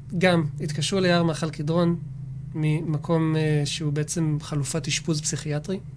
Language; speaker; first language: Hebrew; native; Hebrew